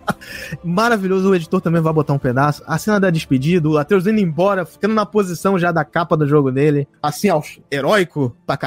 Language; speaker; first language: Portuguese; native; Portuguese